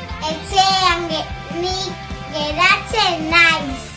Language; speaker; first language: Basque; non-native, local second language; Spanish